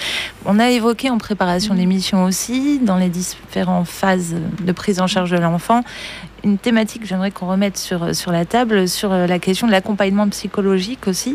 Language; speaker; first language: French; native; French